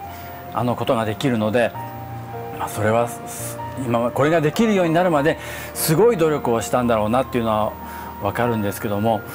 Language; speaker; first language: Japanese; native; Japanese